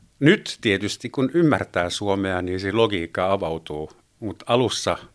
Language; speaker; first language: Finnish; non-native, fluent; German